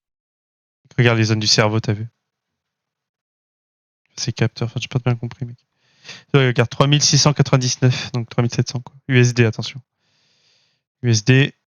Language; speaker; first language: French; native; French